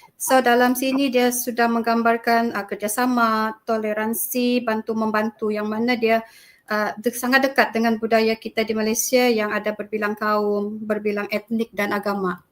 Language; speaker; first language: Malay; native; Malay